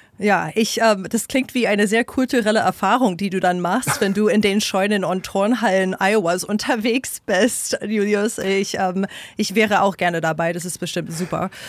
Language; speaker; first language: German; non-native, fluent; English